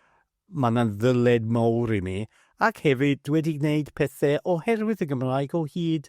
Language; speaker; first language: Welsh; non-native, fluent; English